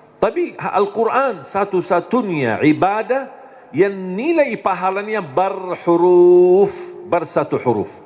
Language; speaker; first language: Indonesian; non-native, fluent; Arabic